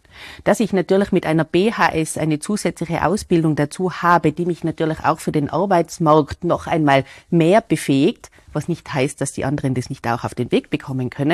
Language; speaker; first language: German; native; German